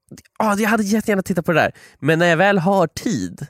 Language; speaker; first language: Swedish; native; Swedish